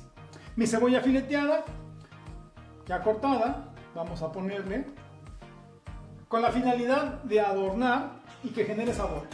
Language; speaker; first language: Spanish; native; Spanish